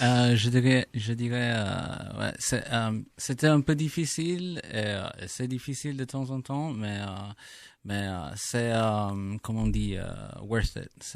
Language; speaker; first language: French; non-native, learner; English